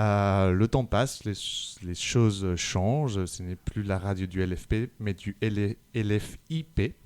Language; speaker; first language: French; native; French